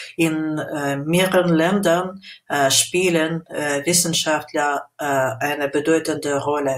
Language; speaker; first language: German; non-native, fluent; Russian